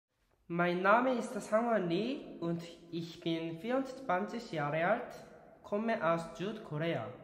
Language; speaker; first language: German; non-native, learner; Korean